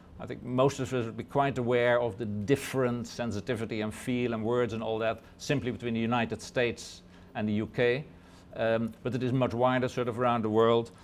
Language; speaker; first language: English; non-native, fluent; Dutch